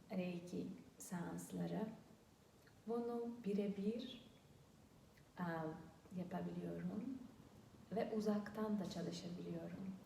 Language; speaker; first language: Turkish; non-native, fluent; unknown